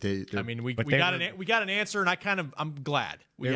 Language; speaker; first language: English; native; English